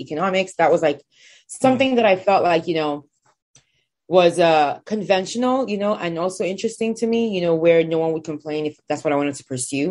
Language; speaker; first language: English; non-native, local second language; Igbo